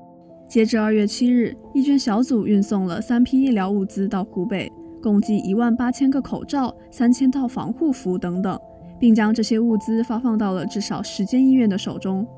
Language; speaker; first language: Chinese; native; Chinese